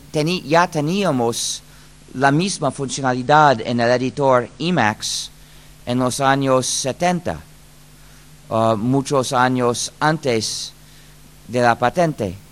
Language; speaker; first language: Spanish; non-native, fluent; English